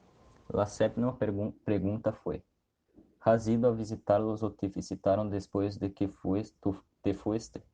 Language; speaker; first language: Spanish; non-native, learner; Portuguese